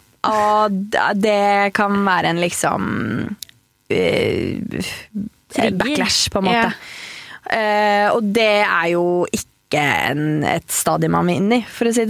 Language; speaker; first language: Norwegian; native; Norwegian